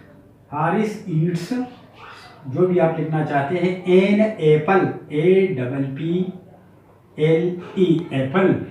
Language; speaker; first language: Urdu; native; Urdu